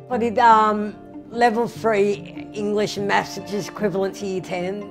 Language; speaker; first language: English; native; English